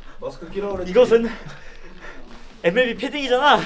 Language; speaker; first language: Korean; native; Korean